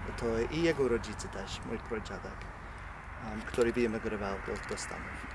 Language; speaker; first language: Polish; non-native, fluent; English